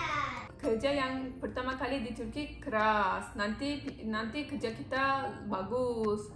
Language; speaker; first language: Indonesian; non-native, learner; Turkish